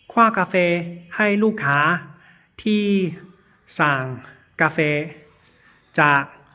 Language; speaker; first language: Thai; non-native, learner; Chinese